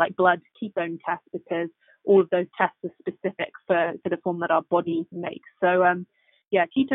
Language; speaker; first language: English; native; English